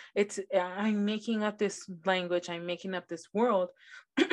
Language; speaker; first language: English; early bilingual, other home language; Spanish